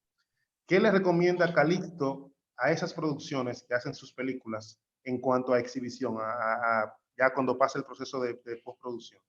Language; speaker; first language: Spanish; native; Spanish